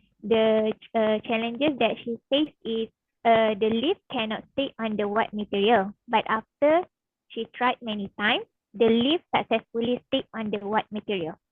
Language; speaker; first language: English; non-native, learner; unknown